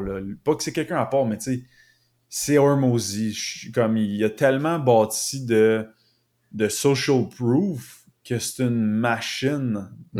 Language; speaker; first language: French; native; French